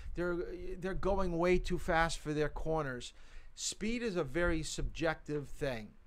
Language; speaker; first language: English; native; English